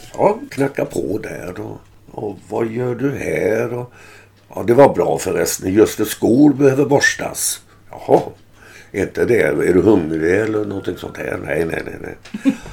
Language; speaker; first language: Swedish; early bilingual, other home language; German